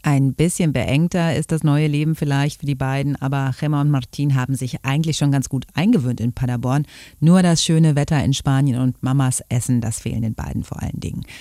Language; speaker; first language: German; native; German